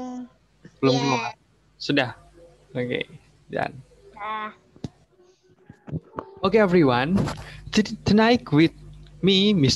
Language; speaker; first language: English; non-native, learner; Indonesian